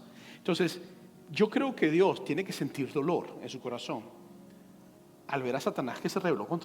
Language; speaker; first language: Spanish; native; Spanish